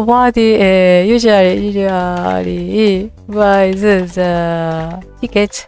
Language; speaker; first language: English; non-native, learner; Japanese